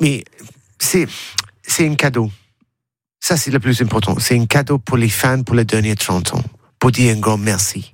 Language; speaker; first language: French; non-native, learner; English